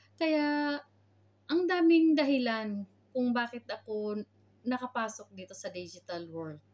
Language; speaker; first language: Filipino; non-native, local second language; Cebuano